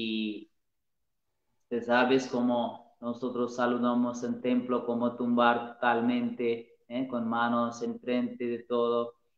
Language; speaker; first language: Spanish; non-native, learner; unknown